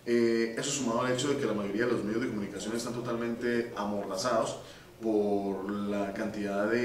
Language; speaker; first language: Spanish; native; Spanish